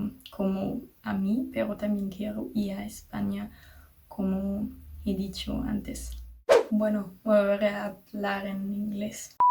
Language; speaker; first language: Spanish; non-native, learner; German